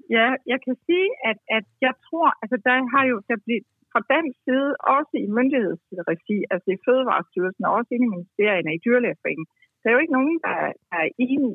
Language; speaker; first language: Danish; native; Danish